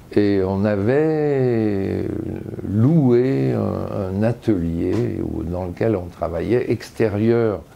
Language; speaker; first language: French; native; French